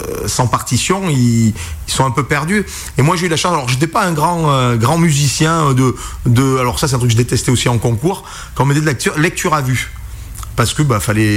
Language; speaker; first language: French; native; French